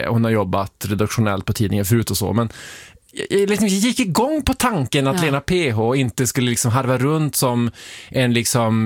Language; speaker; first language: Swedish; native; Swedish